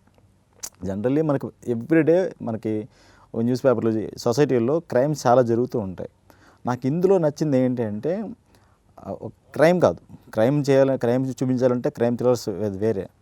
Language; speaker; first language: Telugu; native; Telugu